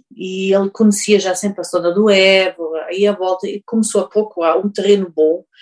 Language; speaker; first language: Portuguese; non-native, fluent; German